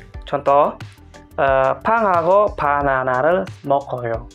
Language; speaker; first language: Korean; non-native, fluent; Indonesian